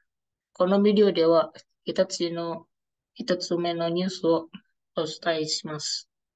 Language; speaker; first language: Japanese; non-native, learner; Indonesian